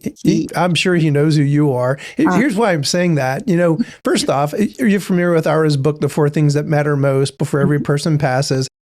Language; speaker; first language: English; native; English